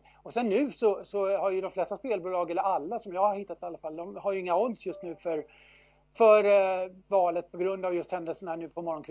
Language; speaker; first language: Swedish; native; Swedish